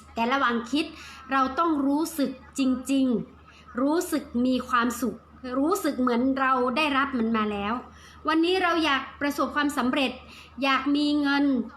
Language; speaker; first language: Thai; native; Thai